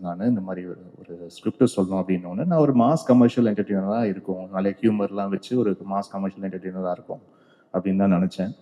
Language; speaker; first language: Tamil; native; Tamil